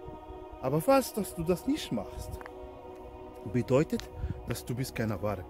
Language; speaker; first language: German; non-native, fluent; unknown